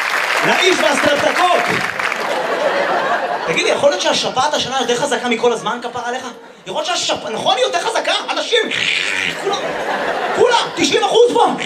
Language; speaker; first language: Hebrew; native; Hebrew